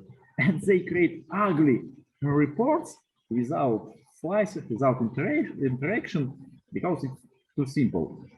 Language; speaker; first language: English; non-native, fluent; Russian